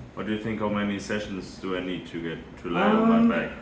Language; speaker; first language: English; non-native, fluent; German